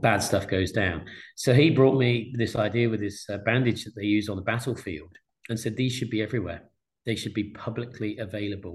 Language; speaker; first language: English; native; English